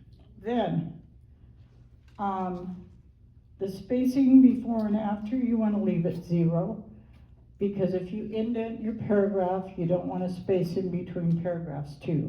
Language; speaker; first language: English; native; English